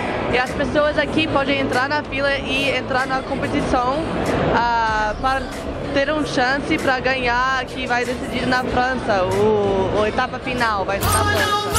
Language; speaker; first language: Portuguese; non-native, fluent; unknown